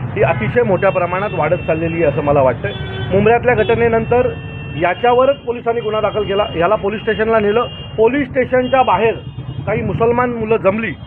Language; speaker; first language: Marathi; native; Marathi